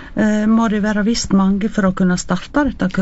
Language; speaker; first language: Norwegian; native; Norwegian